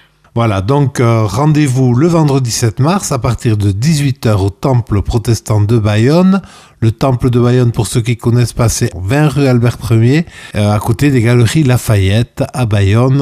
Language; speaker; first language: French; native; French